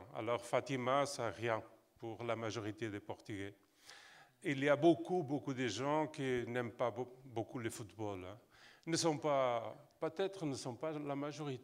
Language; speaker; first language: French; non-native, fluent; Portuguese